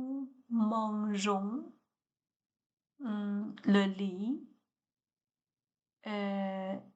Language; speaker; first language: French; non-native, learner; Chinese